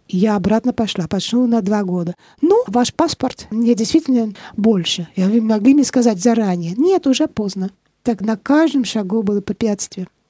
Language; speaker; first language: Russian; non-native, fluent; Dutch